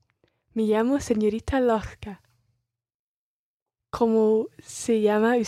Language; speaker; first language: Spanish; non-native, learner; English